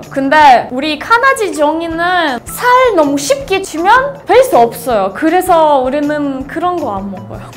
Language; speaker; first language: Korean; non-native, fluent; Russian